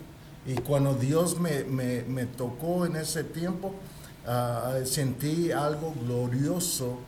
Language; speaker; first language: Spanish; early bilingual, heritage; Spanish